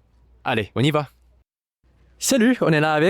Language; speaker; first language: French; non-native, fluent; English